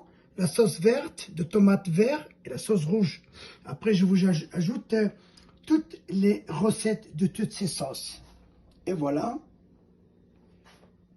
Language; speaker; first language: French; non-native, fluent; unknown